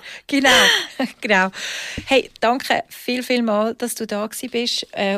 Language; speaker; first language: German; native; German